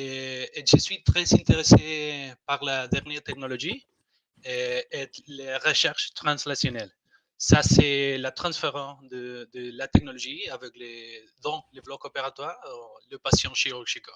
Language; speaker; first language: French; non-native, learner; Spanish